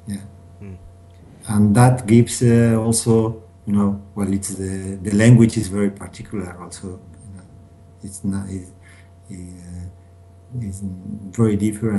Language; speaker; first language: English; non-native, learner; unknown